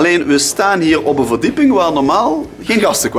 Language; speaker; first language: Dutch; native; Dutch